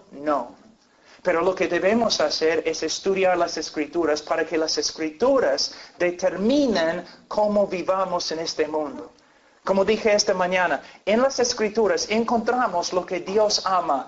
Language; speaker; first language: Spanish; non-native, fluent; English